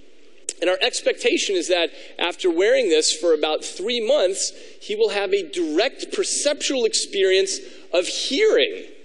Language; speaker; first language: English; native; English